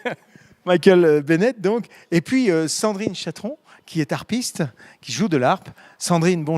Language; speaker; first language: French; native; French